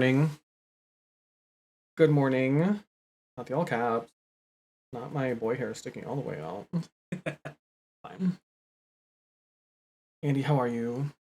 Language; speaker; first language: English; native; English